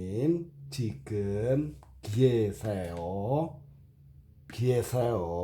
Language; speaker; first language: Korean; non-native, fluent; Indonesian